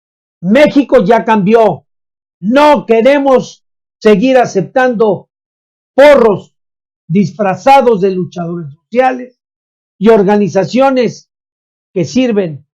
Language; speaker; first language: Spanish; native; Spanish